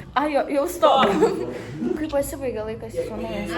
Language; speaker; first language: Lithuanian; native; Lithuanian